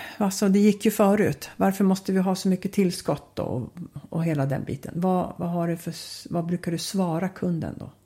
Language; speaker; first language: Swedish; early bilingual, other home language; Finnish